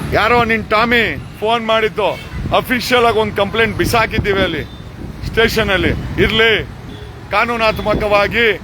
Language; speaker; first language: Kannada; native; Kannada